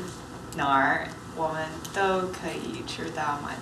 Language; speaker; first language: Chinese; non-native, learner; English